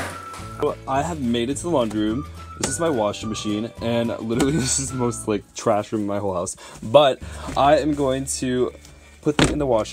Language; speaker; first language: English; native; English